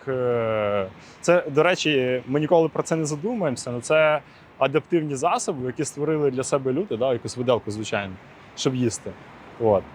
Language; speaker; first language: Ukrainian; non-native, local second language; Russian